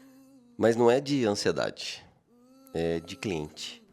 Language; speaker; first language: Portuguese; native; Portuguese